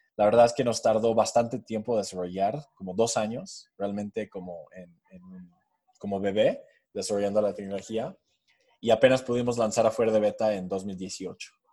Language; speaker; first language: Spanish; non-native, fluent; English